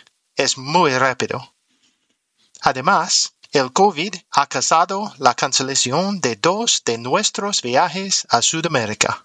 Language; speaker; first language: Spanish; non-native, learner; English